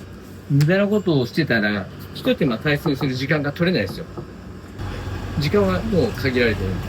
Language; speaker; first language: Japanese; native; Japanese